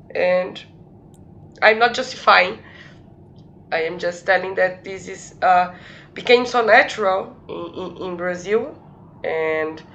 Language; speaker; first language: English; non-native, fluent; Portuguese